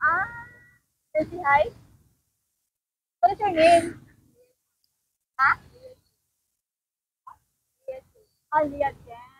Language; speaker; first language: English; non-native, learner; Cebuano